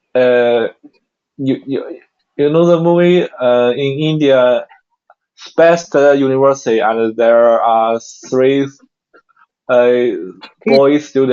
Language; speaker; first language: English; non-native, learner; Chinese